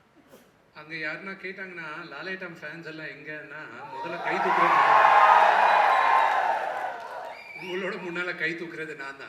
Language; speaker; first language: Tamil; non-native, local second language; Telugu